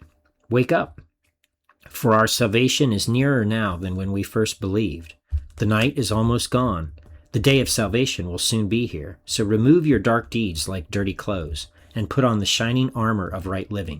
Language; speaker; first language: English; native; English